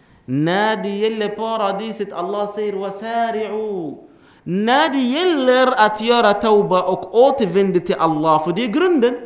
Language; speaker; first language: Swedish; non-native, fluent; Arabic